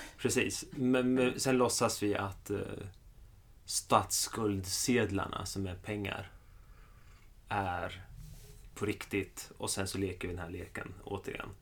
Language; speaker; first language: Swedish; early bilingual, other home language; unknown